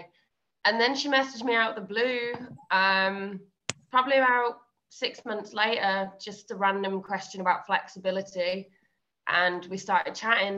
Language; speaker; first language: English; native; English